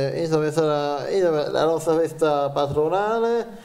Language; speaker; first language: Italian; native; Italian